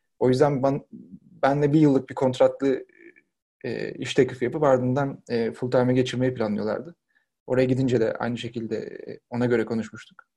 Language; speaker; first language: Turkish; native; Turkish